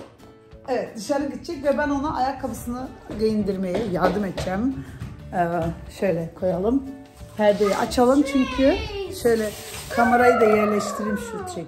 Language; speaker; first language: Turkish; early bilingual, heritage; Turkish